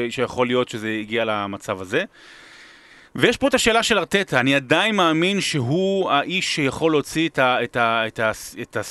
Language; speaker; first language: Hebrew; native; Hebrew